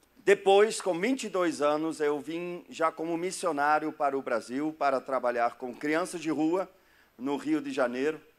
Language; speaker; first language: Portuguese; non-native, fluent; German